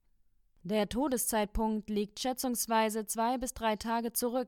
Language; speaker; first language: German; native; German